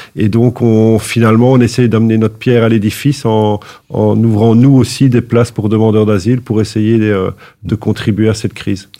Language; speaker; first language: French; native; French